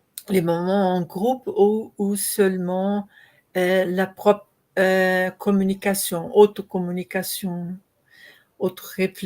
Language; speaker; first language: French; non-native, learner; Portuguese